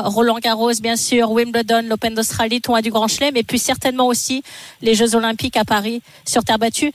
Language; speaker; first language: French; native; French